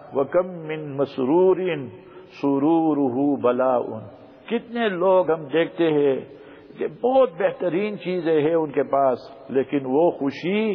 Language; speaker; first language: Urdu; early bilingual, heritage; Urdu